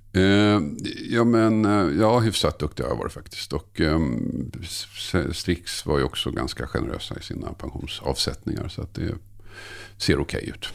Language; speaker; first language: Swedish; native; Swedish